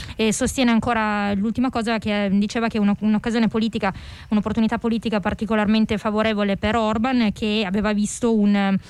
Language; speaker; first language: Italian; native; Italian